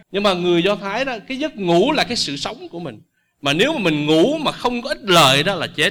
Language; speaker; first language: Vietnamese; native; Vietnamese